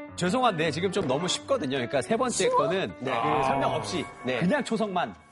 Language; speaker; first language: Korean; native; Korean